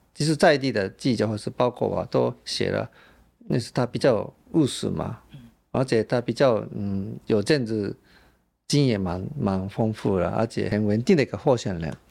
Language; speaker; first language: Chinese; non-native, fluent; Japanese